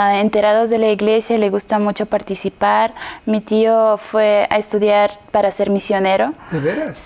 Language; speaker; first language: Spanish; non-native, fluent; Kazakh